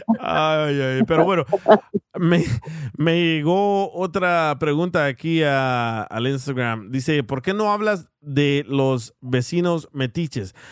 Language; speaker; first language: Spanish; early bilingual, heritage; Spanish